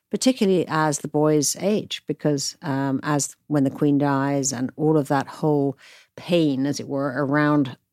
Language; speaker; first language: English; native; English